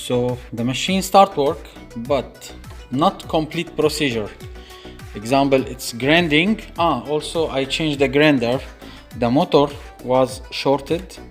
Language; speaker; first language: English; non-native, fluent; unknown